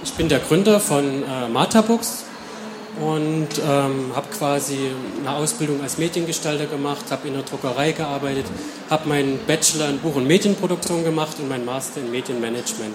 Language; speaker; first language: German; native; German